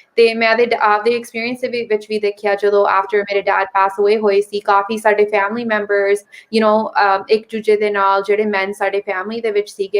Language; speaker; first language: Punjabi; early bilingual, heritage; Punjabi